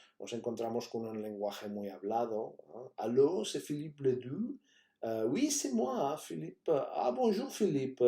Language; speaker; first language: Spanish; non-native, local second language; Catalan